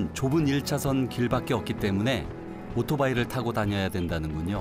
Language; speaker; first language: Korean; native; Korean